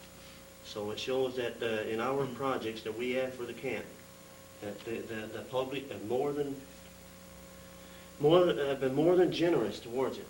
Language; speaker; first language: English; native; English